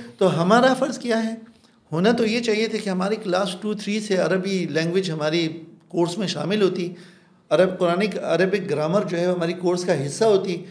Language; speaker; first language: Urdu; non-native, local second language; Pashto